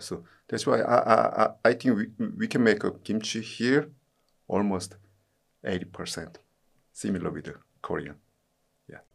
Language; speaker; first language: English; non-native, learner; Korean